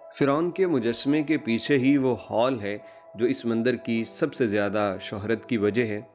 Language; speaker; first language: Urdu; non-native, local second language; Punjabi